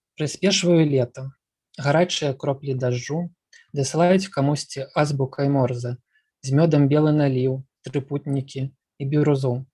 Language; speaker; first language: Belarusian; non-native, local second language; Russian